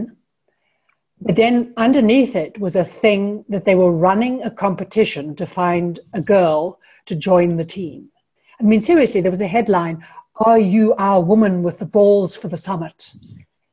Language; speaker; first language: English; native; English